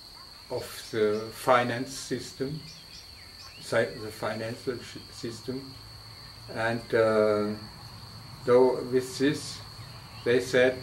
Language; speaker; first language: English; non-native, fluent; German